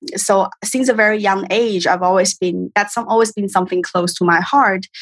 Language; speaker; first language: English; non-native, fluent; Chinese